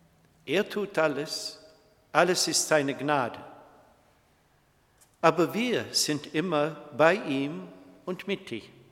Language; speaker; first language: German; non-native, fluent; Swedish